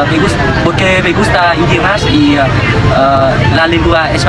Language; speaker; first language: Spanish; non-native, learner; Vietnamese